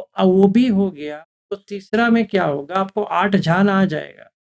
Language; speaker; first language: Hindi; native; Hindi